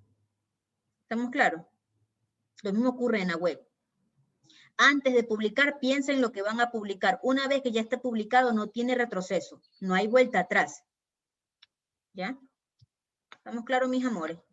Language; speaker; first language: Spanish; native; Spanish